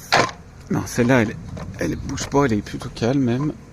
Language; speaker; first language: French; native; French